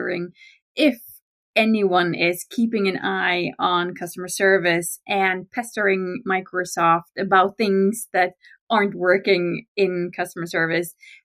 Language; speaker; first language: English; non-native, fluent; Norwegian